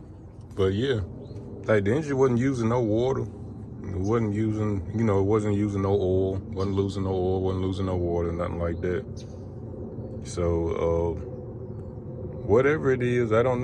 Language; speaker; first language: English; native; English